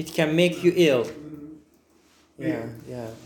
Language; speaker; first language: English; non-native, fluent; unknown